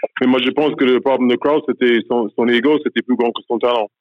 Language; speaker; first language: French; non-native, fluent; English